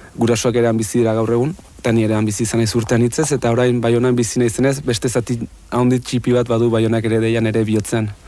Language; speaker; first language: Basque; native; Basque